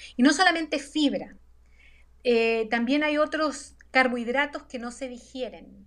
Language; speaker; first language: Spanish; native; Spanish